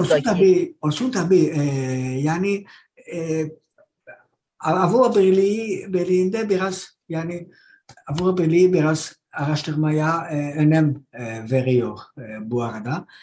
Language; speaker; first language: Turkish; non-native, fluent; Greek